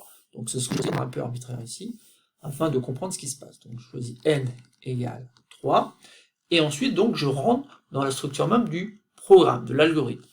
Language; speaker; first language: French; native; French